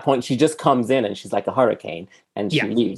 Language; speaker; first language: English; non-native, fluent; Arabic